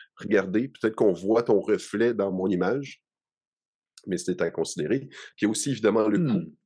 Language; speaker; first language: French; native; French